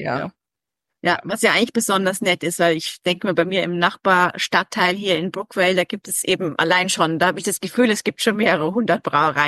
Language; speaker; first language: German; early bilingual, heritage; English